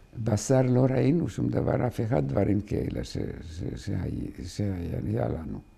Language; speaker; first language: Hebrew; non-native, fluent; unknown